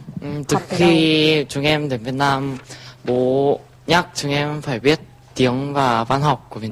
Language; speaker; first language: Vietnamese; early bilingual, other home language; Korean